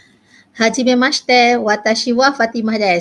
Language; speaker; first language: Japanese; non-native, learner; Malay